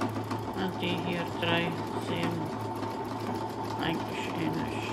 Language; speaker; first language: German; non-native, learner; Croatian